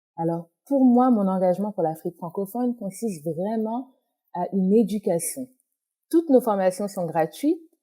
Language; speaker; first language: French; native; French